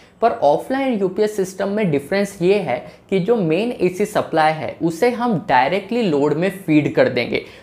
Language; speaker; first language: Hindi; native; Hindi